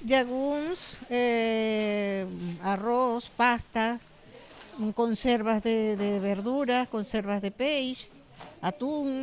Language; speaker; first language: Catalan; non-native, learner; Spanish